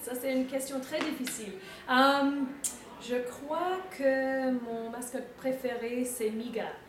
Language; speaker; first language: French; non-native, fluent; English